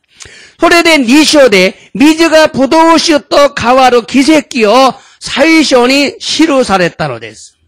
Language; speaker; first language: Japanese; non-native, fluent; Korean